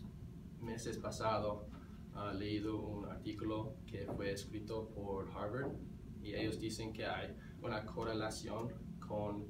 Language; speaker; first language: Spanish; non-native, learner; English